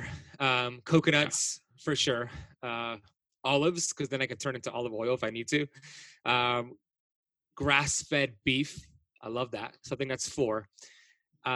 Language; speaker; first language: English; native; English